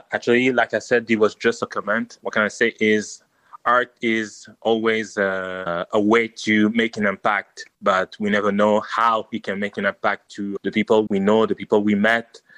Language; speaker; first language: English; non-native, local second language; French